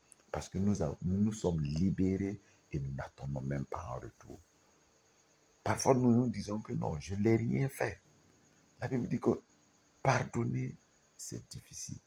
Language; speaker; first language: French; non-native, local second language; Mossi